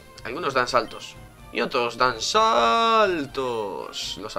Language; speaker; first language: Spanish; native; Spanish